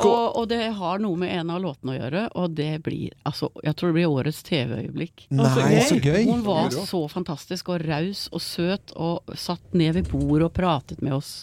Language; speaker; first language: Norwegian; native; Norwegian